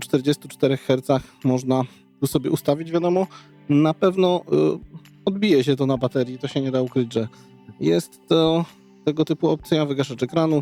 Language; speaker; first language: Polish; native; Polish